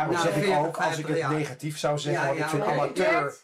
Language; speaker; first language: Dutch; native; Dutch